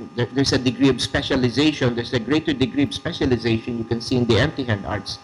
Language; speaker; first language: English; non-native, local second language; Filipino